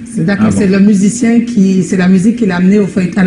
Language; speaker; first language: French; native; French